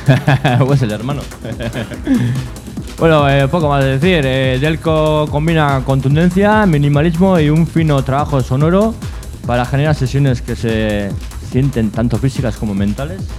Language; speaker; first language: Spanish; non-native, local second language; Basque